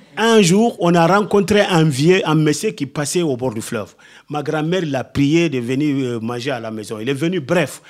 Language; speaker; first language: French; non-native, local second language; Soninke